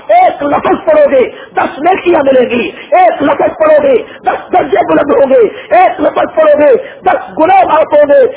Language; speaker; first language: Urdu; non-native, local second language; Punjabi